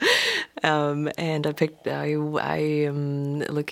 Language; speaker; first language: English; non-native, local second language; Cantonese